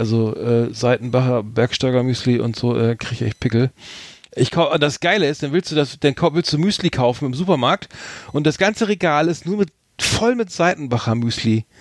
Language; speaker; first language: German; native; German